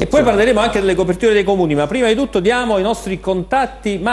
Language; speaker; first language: Italian; native; Italian